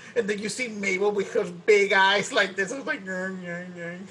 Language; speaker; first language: English; non-native, fluent; Spanish